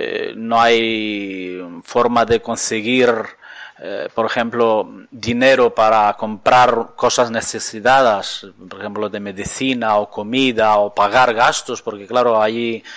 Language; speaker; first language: Spanish; non-native, fluent; Ukrainian